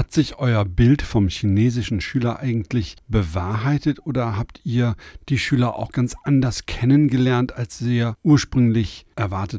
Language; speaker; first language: German; native; German